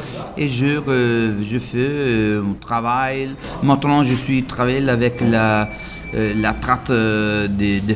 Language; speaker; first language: French; non-native, learner; Italian